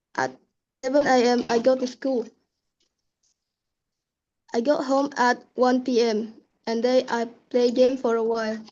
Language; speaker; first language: English; non-native, learner; Indonesian